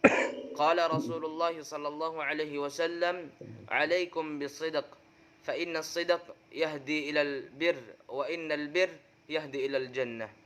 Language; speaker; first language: Arabic; non-native, learner; Indonesian